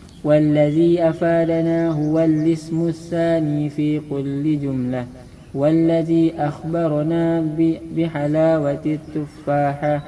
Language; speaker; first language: Arabic; non-native, learner; Indonesian